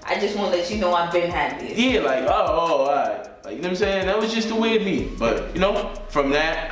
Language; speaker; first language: English; native; English